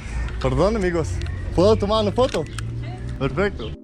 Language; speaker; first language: Spanish; non-native, learner; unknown